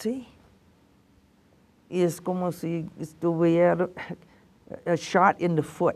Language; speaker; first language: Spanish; non-native, fluent; English